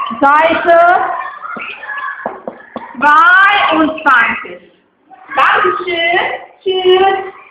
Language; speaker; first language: German; non-native, learner; Arabic